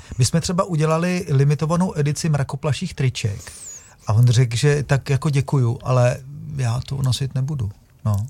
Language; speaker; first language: Czech; native; Czech